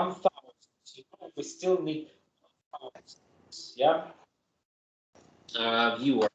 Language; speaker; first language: English; non-native, fluent; German